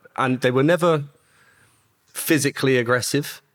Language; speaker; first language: English; native; English